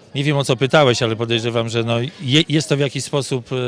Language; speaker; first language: Polish; native; Polish